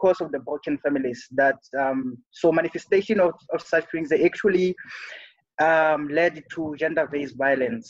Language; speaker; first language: English; non-native, local second language; Southern Sotho